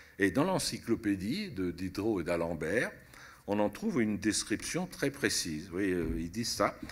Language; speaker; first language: French; early bilingual, other home language; Italian